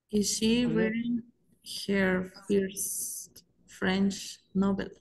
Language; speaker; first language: English; non-native, learner; Spanish